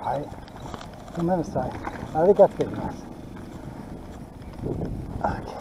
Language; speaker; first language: Japanese; non-native, learner; English